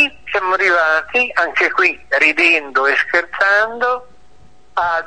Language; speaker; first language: Italian; native; Italian